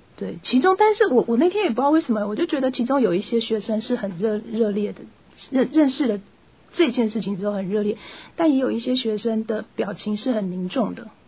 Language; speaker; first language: Chinese; native; Chinese